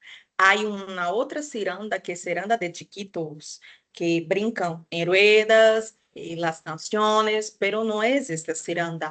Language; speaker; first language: Spanish; non-native, fluent; Portuguese